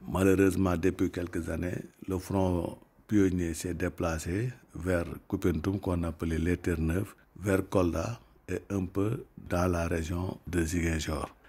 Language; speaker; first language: French; non-native, local second language; Wolof